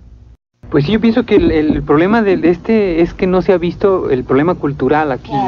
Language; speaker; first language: Spanish; native; Spanish